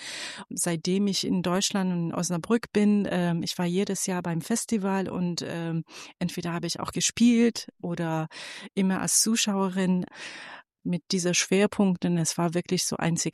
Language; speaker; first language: German; non-native, fluent; Persian